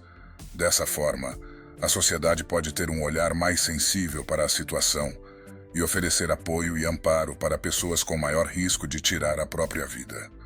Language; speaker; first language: Portuguese; native; Portuguese